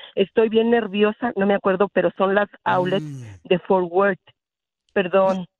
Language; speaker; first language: Spanish; native; Spanish